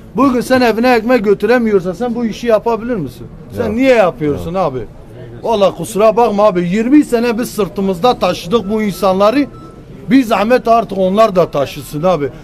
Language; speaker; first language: Turkish; non-native, local second language; Kurdish